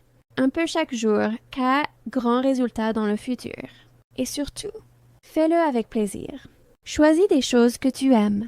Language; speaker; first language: French; non-native, fluent; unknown